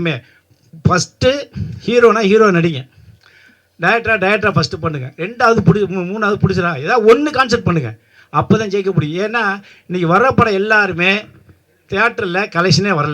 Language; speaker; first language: Tamil; native; Tamil